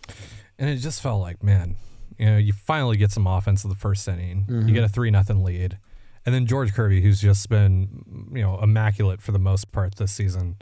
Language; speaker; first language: English; native; English